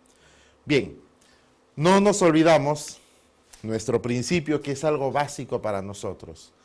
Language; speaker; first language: Spanish; native; Spanish